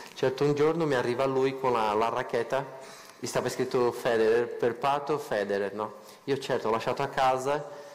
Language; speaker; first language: Italian; non-native, fluent; Portuguese